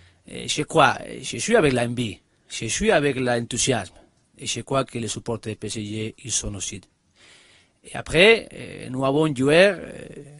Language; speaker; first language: French; non-native, learner; Spanish